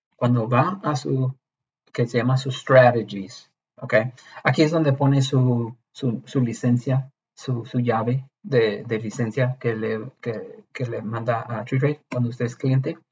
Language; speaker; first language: Spanish; early bilingual, heritage; Spanish